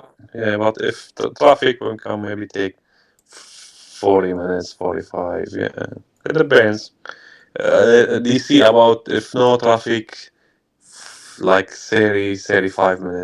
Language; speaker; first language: English; non-native, learner; Arabic